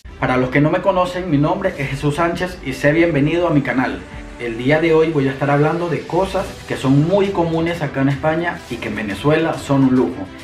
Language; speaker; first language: Spanish; native; Spanish